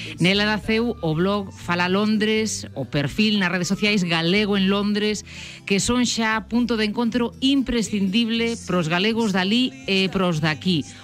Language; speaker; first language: Galician; native; Galician